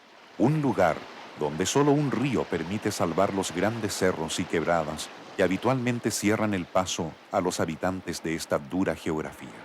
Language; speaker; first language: Spanish; native; Spanish